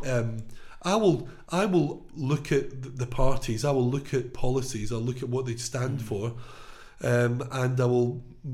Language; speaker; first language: English; native; English